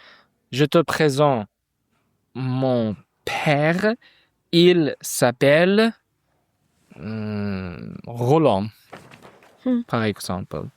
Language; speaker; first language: French; non-native, fluent; Uzbek